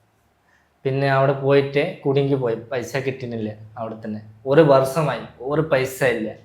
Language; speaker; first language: Malayalam; non-native, learner; Bangla